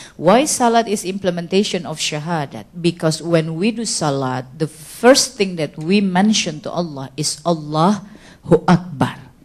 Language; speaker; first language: English; non-native, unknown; Indonesian